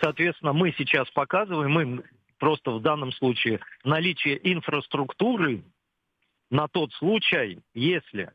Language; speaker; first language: Russian; native; Russian